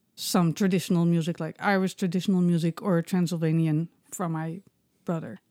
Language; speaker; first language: English; non-native, fluent; Dutch